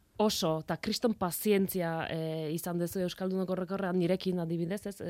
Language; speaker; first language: Basque; non-native, fluent; Polish